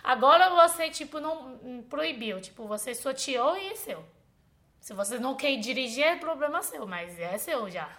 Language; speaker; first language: Portuguese; non-native, fluent; Chinese